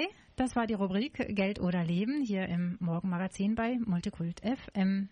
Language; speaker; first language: German; native; German